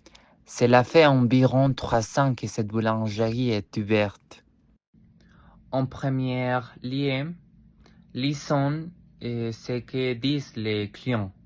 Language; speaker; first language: French; non-native, learner; Spanish